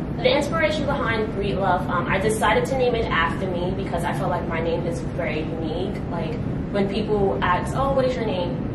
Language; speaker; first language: English; native; English